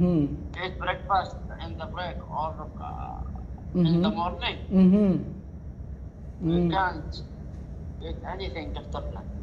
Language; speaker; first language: English; non-native, learner; Arabic